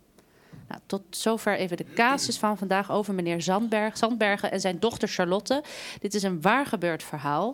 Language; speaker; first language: Dutch; native; Dutch